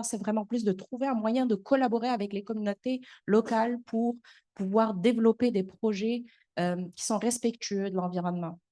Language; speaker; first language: French; native; French